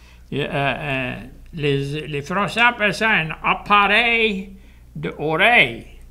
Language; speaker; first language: French; early bilingual, heritage; French